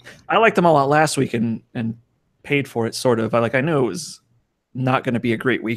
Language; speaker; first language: English; native; English